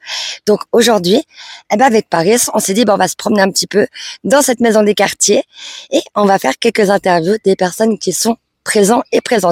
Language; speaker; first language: French; native; French